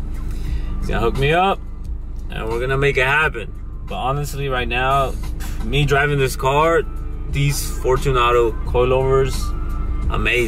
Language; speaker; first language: English; native; English